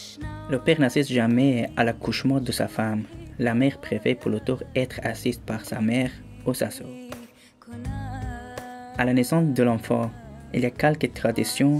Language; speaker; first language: French; non-native, learner; Persian